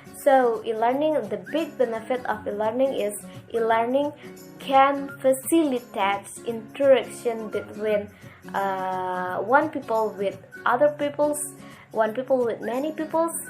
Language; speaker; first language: English; non-native, learner; Indonesian